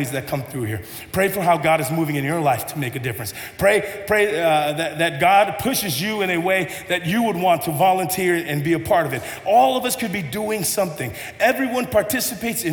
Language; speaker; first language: English; native; English